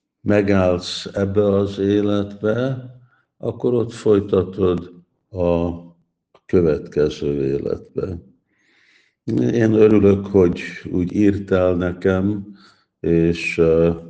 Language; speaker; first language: Hungarian; early bilingual, heritage; Hungarian